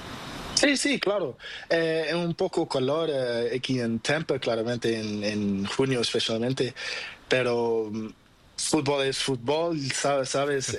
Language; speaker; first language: Spanish; non-native, learner; Portuguese